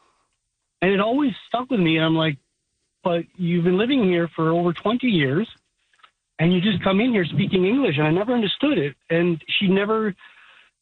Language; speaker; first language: English; native; English